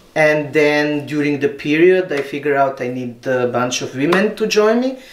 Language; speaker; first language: English; non-native, learner; Serbian